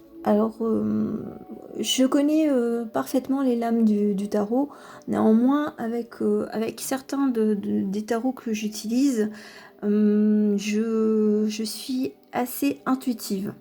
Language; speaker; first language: French; native; French